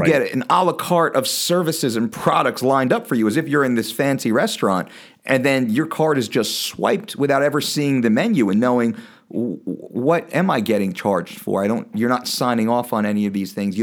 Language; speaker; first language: English; native; English